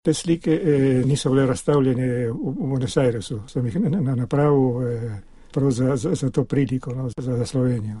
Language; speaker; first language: Slovenian; early bilingual, heritage; Slovenian